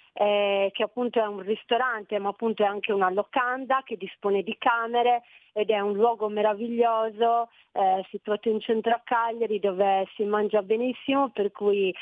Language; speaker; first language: Italian; native; Italian